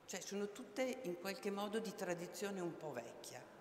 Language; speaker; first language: Italian; native; Italian